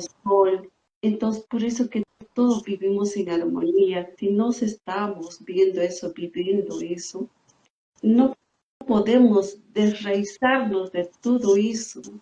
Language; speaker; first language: Portuguese; non-native, fluent; Spanish